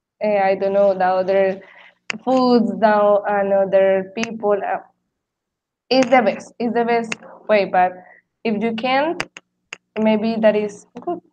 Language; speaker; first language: English; non-native, learner; Spanish